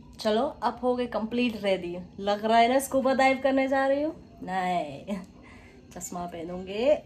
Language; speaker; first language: Hindi; non-native, local second language; Bangla